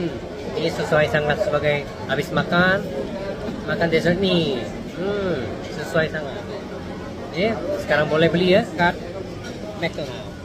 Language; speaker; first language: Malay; non-native, fluent; Korean